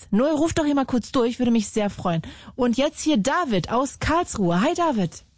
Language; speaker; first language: German; native; German